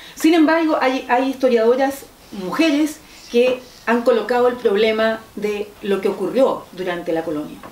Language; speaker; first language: Spanish; native; Spanish